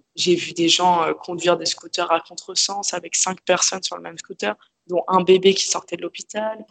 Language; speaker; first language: French; native; French